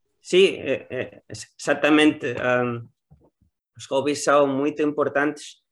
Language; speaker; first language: Spanish; non-native, fluent; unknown